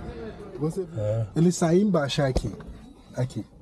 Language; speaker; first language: Portuguese; non-native, fluent; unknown